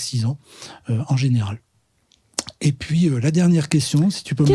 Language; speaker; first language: French; native; French